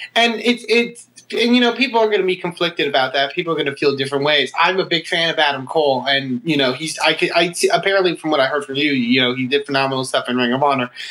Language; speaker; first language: English; native; English